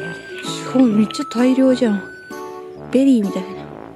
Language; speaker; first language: Japanese; non-native, learner; Indonesian